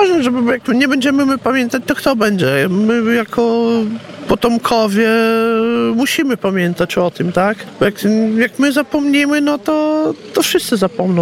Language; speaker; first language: Polish; non-native, local second language; Ukrainian